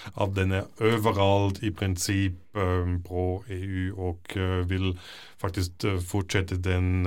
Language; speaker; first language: Norwegian; non-native, fluent; German